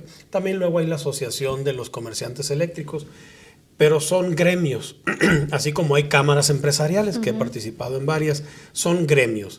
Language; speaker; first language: Spanish; native; Spanish